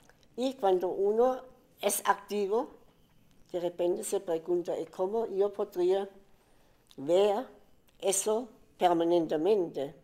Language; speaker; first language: Spanish; non-native, fluent; German